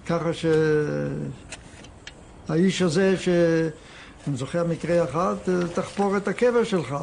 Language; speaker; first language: Hebrew; non-native, fluent; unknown